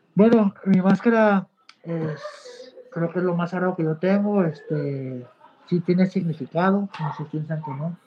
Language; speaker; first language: Spanish; native; Spanish